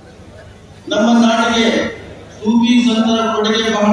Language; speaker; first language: Kannada; native; Kannada